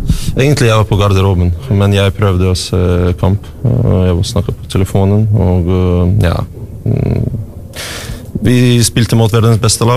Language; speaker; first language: Norwegian; non-native, learner; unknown